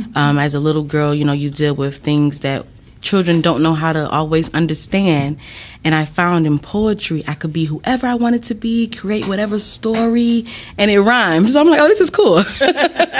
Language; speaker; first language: English; native; English